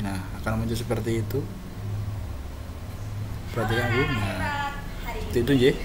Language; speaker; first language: Indonesian; native; Indonesian